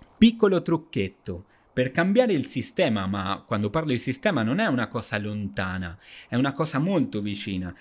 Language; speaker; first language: Italian; non-native, fluent; Spanish